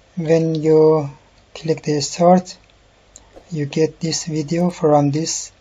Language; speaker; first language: English; non-native, learner; Persian